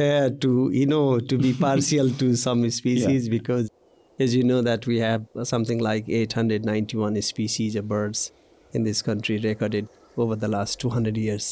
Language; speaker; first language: English; non-native, local second language; Nepali